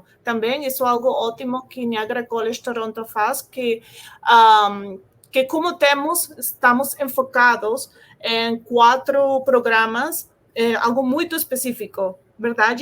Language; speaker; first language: Portuguese; non-native, fluent; Spanish